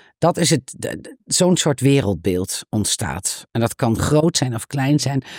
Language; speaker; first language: Dutch; native; Dutch